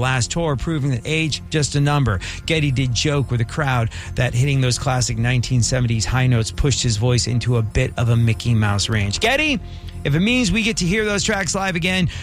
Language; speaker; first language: English; native; English